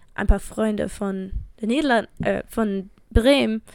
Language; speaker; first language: German; non-native, fluent; English